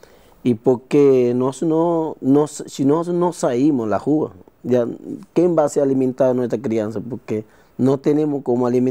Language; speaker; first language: Portuguese; non-native, learner; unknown